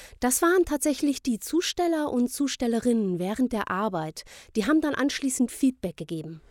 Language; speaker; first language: German; native; German